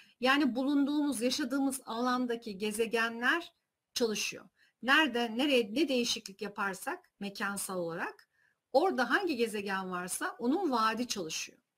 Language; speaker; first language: Turkish; early bilingual, heritage; Turkish